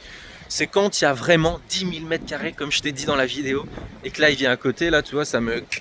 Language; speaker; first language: French; native; French